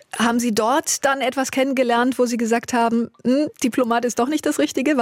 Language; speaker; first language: German; native; German